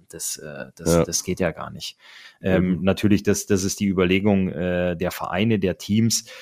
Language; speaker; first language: German; non-native, fluent; Finnish